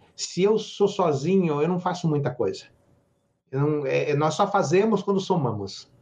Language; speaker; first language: Portuguese; native; Portuguese